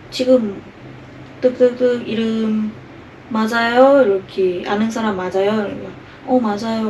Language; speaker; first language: Korean; non-native, learner; Thai